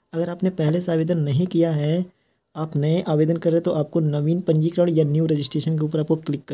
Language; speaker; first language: Hindi; native; Hindi